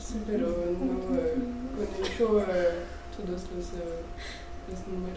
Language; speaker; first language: Catalan; non-native, local second language; Spanish